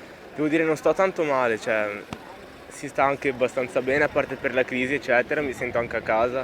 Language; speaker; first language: Italian; early bilingual, other home language; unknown